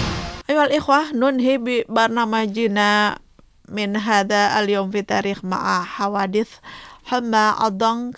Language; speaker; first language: Arabic; non-native, fluent; Indonesian